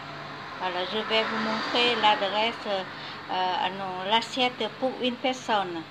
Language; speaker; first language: French; non-native, fluent; Vietnamese